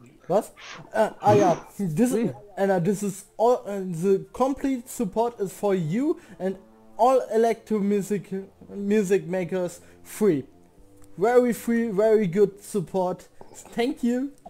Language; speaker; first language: English; non-native, learner; German